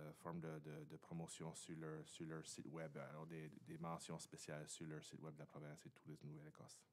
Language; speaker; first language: French; native; French